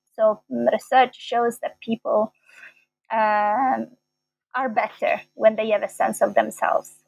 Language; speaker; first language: English; non-native, fluent; Italian